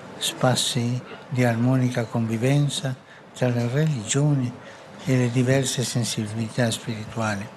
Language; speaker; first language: Italian; non-native, fluent; Spanish